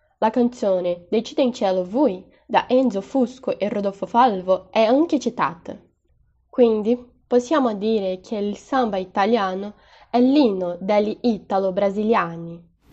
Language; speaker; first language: Italian; non-native, learner; Portuguese